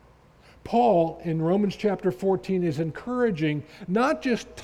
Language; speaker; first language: English; native; English